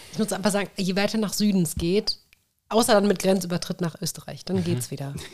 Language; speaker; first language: German; native; German